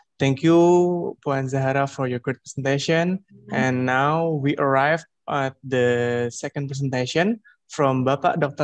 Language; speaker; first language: English; non-native, fluent; Indonesian